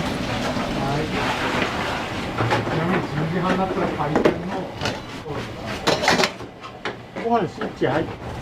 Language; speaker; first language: Japanese; native; Japanese